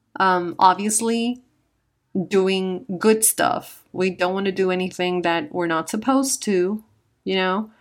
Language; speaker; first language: English; non-native, fluent; Spanish